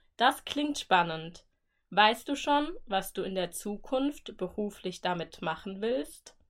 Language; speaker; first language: German; native; German